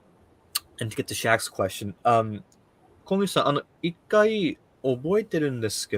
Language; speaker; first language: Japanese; early bilingual, heritage; Japanese